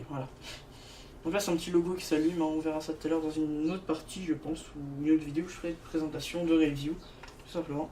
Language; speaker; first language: French; native; French